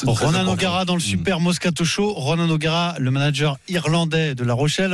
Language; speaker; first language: French; native; French